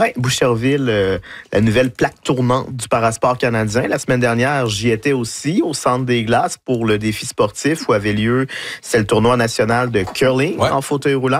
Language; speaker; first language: French; native; French